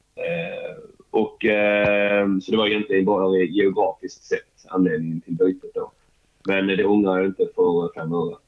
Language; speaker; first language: Swedish; native; Swedish